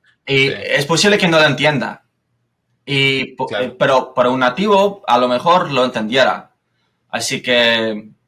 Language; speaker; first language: Spanish; non-native, fluent; English